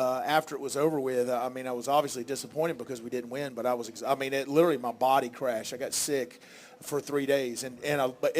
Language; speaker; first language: English; native; English